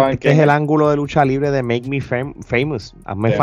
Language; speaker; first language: Spanish; native; Spanish